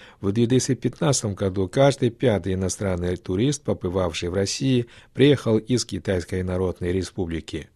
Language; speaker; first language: Russian; non-native, fluent; Chinese